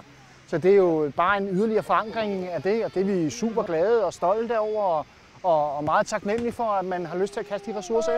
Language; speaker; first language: Danish; native; Danish